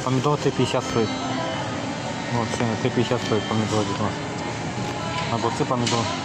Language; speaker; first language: Russian; non-native, learner; Azerbaijani